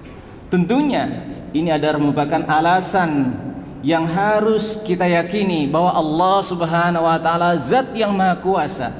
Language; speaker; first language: Indonesian; native; Indonesian